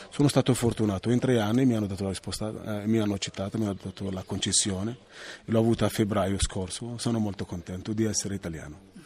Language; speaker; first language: Italian; non-native, fluent; Arabic